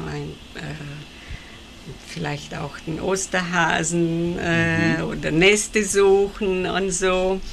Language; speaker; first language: German; early bilingual, heritage; German